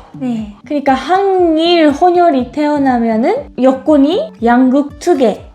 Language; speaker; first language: Korean; non-native, fluent; Japanese